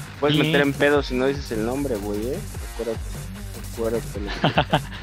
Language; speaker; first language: Spanish; native; Spanish